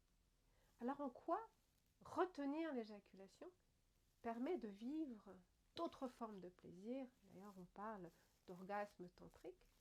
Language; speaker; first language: French; native; French